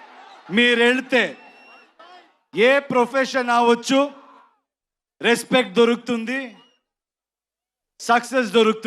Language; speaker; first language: Telugu; non-native, learner; Kannada